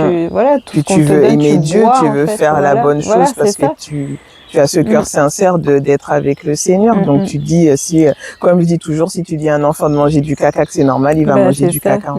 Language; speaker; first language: French; native; French